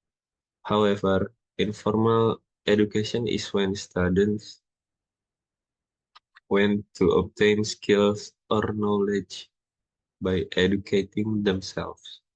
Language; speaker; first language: English; non-native, learner; Indonesian